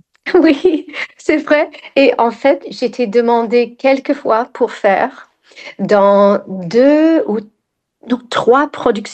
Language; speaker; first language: French; non-native, fluent; English